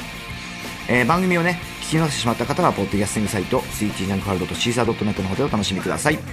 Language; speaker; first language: Japanese; native; Japanese